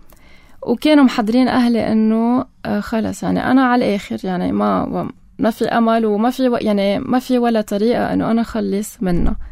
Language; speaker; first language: Arabic; native; Arabic